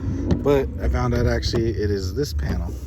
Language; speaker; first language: English; native; English